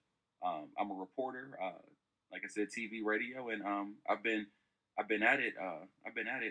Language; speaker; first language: English; native; English